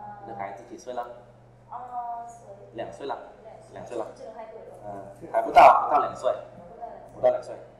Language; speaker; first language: Chinese; non-native, fluent; Vietnamese